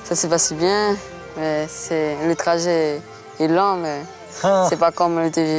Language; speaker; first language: French; non-native, local second language; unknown